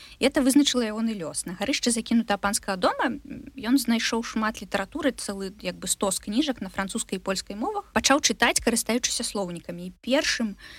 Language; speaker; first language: Belarusian; non-native, local second language; Russian